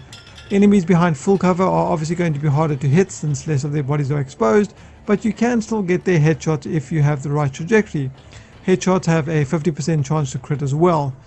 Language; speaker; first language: English; native; English